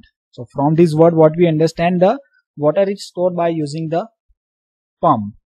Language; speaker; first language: English; non-native, local second language; Gujarati